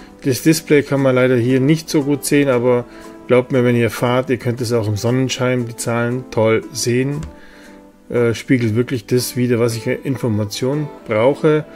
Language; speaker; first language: German; native; German